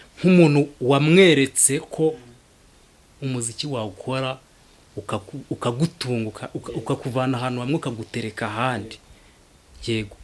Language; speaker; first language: Kinyarwanda; early bilingual, heritage; Kinyarwanda